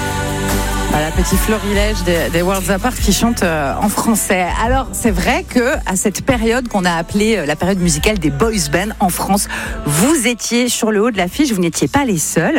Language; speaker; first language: French; native; French